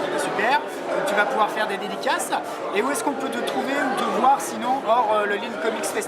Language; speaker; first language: French; native; French